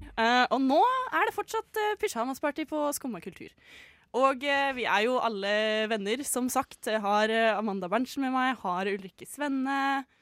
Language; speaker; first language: Norwegian; native; Norwegian